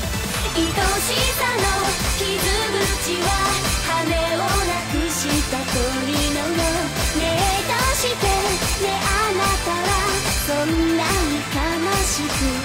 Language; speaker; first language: Japanese; native; Japanese